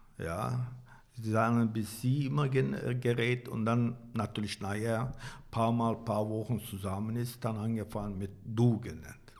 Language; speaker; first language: German; non-native, learner; Turkish